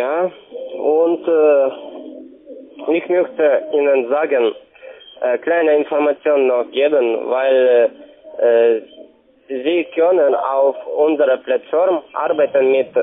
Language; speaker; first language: German; non-native, learner; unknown